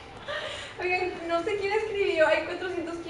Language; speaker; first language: Spanish; native; Spanish